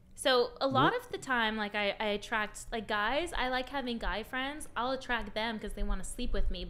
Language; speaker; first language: English; native; English